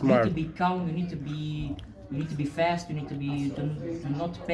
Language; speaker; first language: English; non-native, learner; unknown